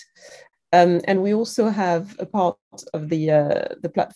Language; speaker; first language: English; non-native, fluent; French